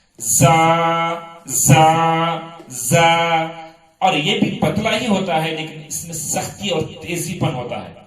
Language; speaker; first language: Urdu; native; Urdu